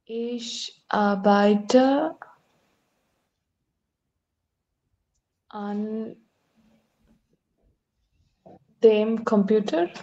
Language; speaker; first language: German; non-native, learner; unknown